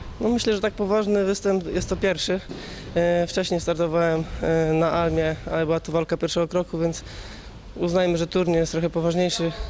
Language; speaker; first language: Polish; native; Polish